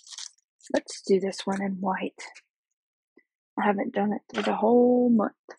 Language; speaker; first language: English; native; English